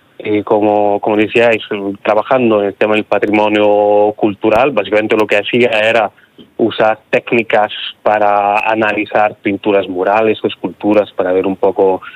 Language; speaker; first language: Spanish; non-native, fluent; Italian